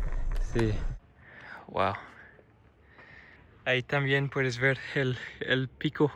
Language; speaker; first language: Spanish; non-native, learner; English